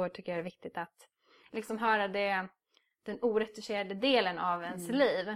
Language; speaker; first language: Swedish; native; Swedish